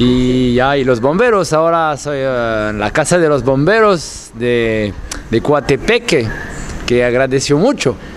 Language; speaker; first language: Spanish; non-native, learner; French